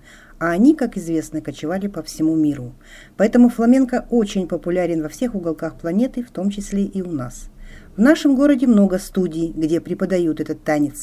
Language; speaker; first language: Russian; native; Russian